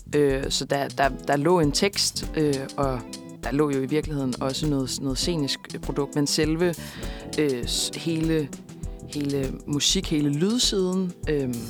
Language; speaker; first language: Danish; native; Danish